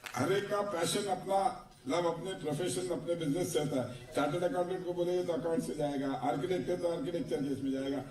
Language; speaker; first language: Hindi; non-native, local second language; Marathi